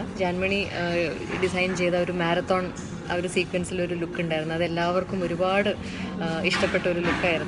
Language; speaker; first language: Malayalam; native; Malayalam